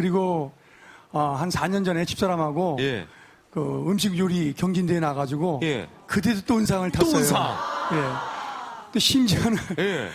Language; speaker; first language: Korean; native; Korean